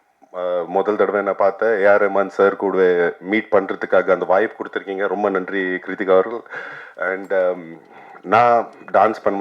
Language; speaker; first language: Tamil; non-native, local second language; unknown